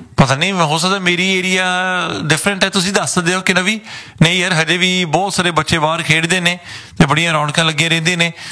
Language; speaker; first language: Punjabi; early bilingual, heritage; Punjabi